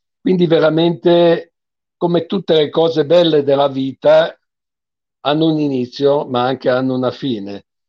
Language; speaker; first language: Italian; native; Italian